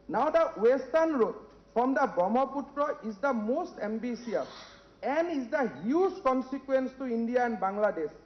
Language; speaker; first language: English; non-native, local second language; Assamese